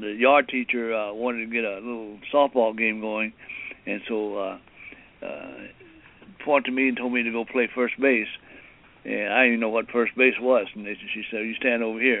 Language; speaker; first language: English; early bilingual, other home language; Cantonese